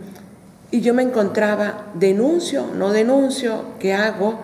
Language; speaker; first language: Spanish; native; Spanish